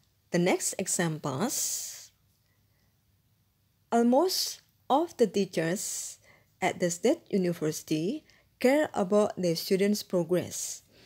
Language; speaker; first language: English; non-native, fluent; Indonesian